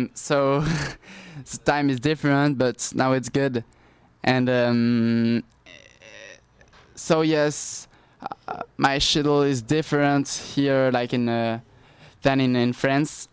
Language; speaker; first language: English; non-native, learner; French